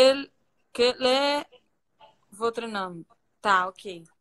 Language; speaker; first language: French; non-native, learner; Portuguese